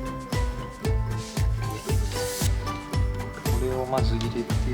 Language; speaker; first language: Japanese; native; Japanese